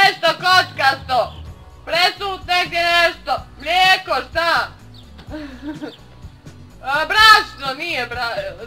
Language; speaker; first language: Croatian; native; Croatian